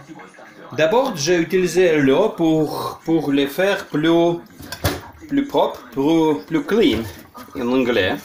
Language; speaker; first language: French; non-native, learner; Ukrainian